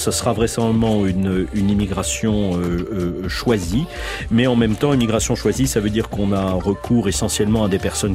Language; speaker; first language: French; native; French